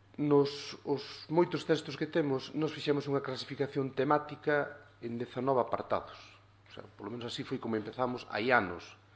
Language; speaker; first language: Galician; native; Galician